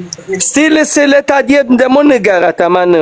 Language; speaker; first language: Amharic; non-native, fluent; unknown